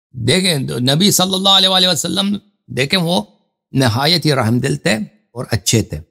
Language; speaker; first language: Urdu; non-native, fluent; Persian